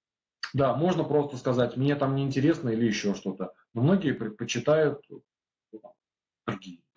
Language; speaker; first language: Russian; native; Russian